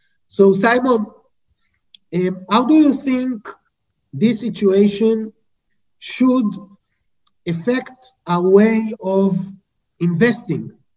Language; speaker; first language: English; non-native, fluent; Hebrew